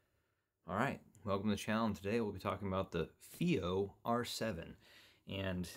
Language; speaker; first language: English; native; English